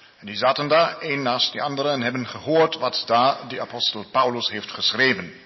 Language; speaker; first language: Dutch; non-native, learner; Spanish